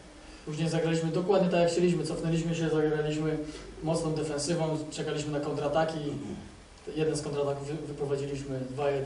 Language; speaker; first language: Polish; native; Polish